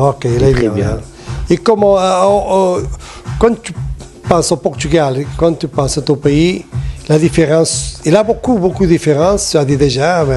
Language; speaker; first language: French; non-native, learner; Portuguese